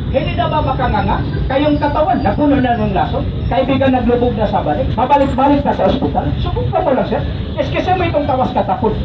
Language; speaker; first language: Filipino; non-native, local second language; Cebuano